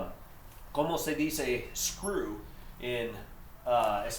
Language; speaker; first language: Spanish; non-native, fluent; English